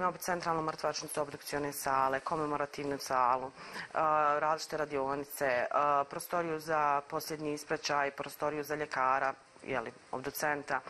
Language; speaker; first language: Croatian; native; Croatian